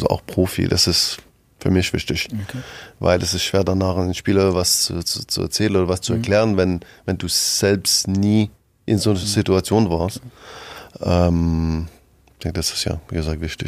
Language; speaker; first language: German; non-native, fluent; French